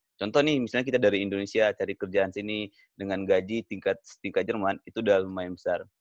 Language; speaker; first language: Indonesian; native; Indonesian